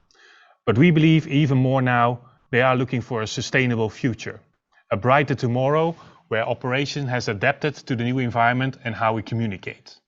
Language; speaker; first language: English; non-native, fluent; Dutch